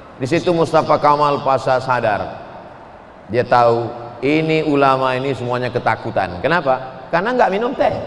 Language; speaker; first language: Indonesian; native; Indonesian